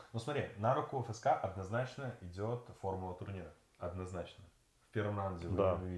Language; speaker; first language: Russian; native; Russian